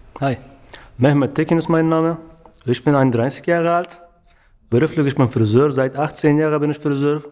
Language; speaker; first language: German; non-native, learner; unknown